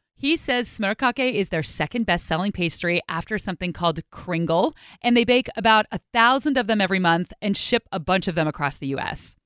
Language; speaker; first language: English; native; English